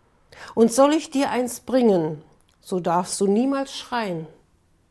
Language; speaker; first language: German; native; German